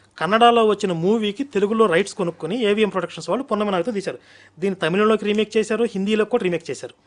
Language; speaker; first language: Telugu; native; Telugu